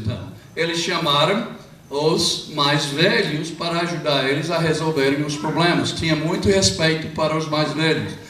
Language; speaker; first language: Portuguese; non-native, fluent; English